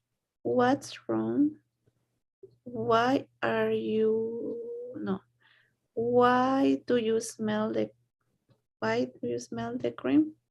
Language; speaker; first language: English; non-native, learner; Spanish